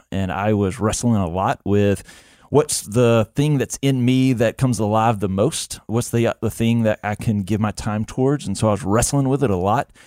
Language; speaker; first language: English; native; English